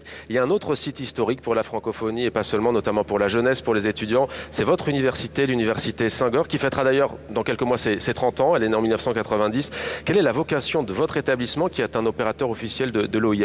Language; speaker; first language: French; native; French